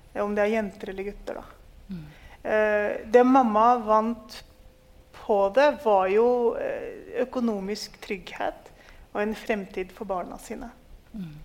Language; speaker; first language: Norwegian; early bilingual, other home language; Urdu